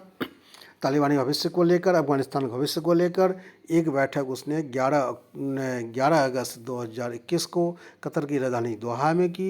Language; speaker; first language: Hindi; native; Hindi